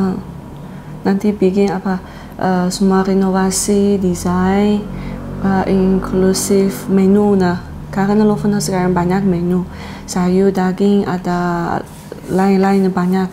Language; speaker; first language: Indonesian; non-native, learner; Chinese